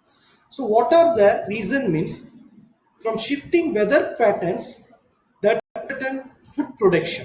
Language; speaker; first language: English; non-native, local second language; Tamil